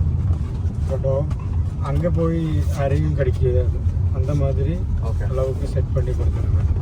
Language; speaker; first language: Tamil; non-native, learner; Malayalam